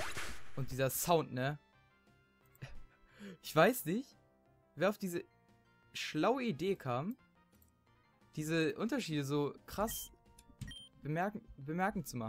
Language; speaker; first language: German; native; German